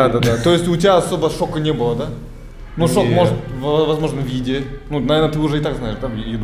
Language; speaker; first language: Russian; native; Russian